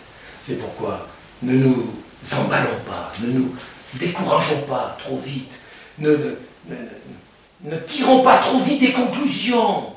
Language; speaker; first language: French; native; French